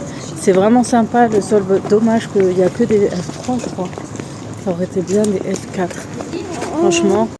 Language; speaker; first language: French; native; French